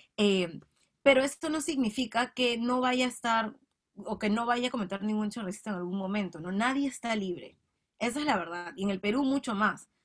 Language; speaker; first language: Spanish; native; Spanish